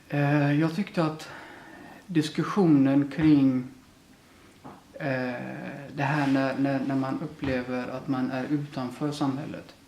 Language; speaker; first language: Swedish; early bilingual, other home language; Somali